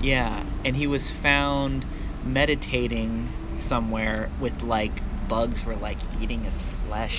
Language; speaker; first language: English; native; English